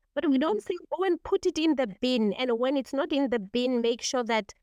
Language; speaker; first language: English; non-native, local second language; Tswana